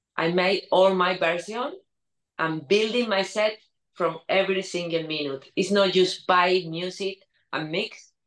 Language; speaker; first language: English; non-native, learner; Spanish